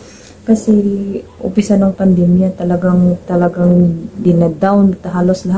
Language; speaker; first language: Filipino; native; Filipino